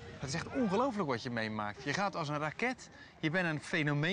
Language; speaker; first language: Dutch; native; Dutch